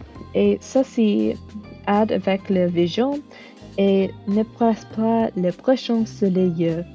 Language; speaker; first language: French; non-native, learner; English